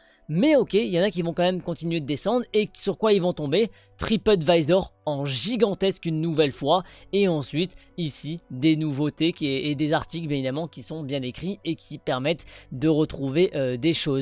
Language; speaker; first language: French; native; French